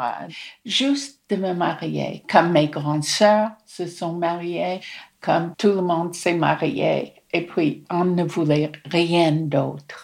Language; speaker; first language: French; non-native, fluent; English